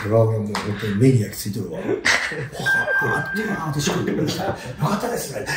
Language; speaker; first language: Japanese; native; Japanese